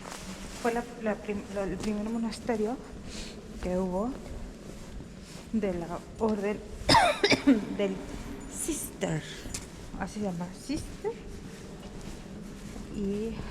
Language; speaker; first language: Spanish; native; Spanish